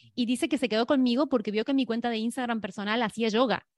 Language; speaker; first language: Spanish; native; Spanish